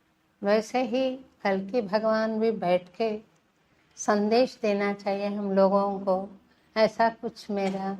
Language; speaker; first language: Hindi; non-native, local second language; Telugu